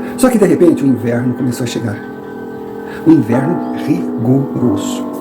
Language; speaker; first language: Portuguese; non-native, fluent; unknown